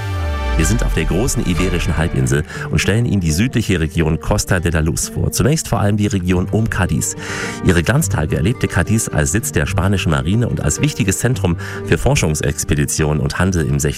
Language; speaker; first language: German; native; German